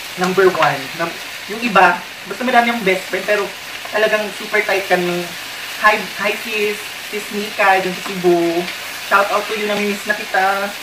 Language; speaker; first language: Filipino; non-native, local second language; Waray